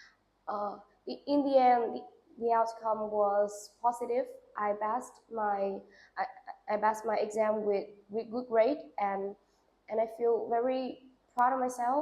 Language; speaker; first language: English; non-native, learner; Vietnamese